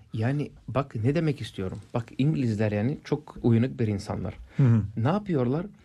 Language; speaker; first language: Turkish; non-native, fluent; English